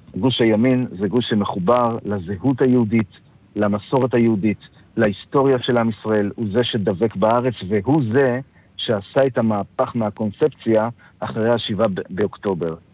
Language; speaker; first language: Hebrew; native; Hebrew